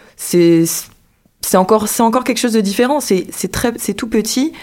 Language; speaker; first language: French; native; French